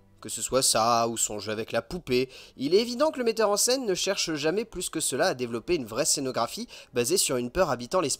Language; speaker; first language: French; native; French